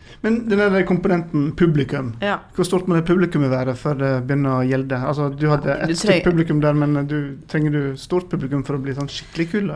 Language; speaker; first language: Norwegian; native; Norwegian